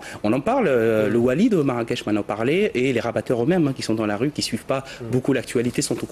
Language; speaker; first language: French; native; French